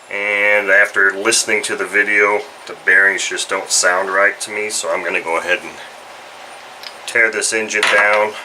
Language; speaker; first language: English; native; English